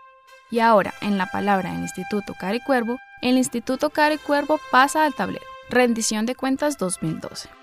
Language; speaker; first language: Spanish; native; Spanish